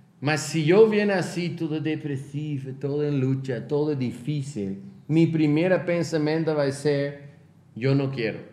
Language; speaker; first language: Spanish; non-native, fluent; Portuguese